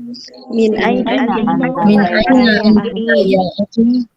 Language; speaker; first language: Arabic; non-native, learner; Indonesian